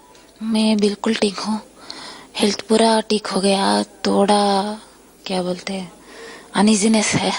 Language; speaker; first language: Hindi; non-native, local second language; Telugu